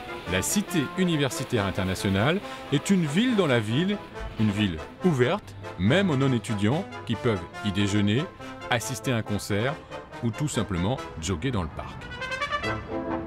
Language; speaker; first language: French; native; French